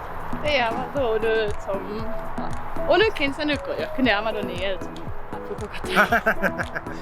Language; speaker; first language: Korean; non-native, learner; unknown